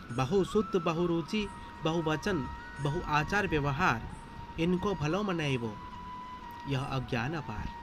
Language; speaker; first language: Hindi; non-native, local second language; Odia